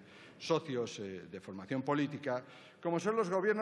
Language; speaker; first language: Spanish; native; Spanish